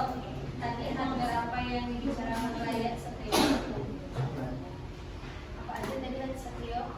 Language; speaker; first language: Indonesian; native; Indonesian